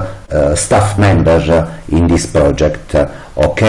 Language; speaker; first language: English; non-native, learner; Italian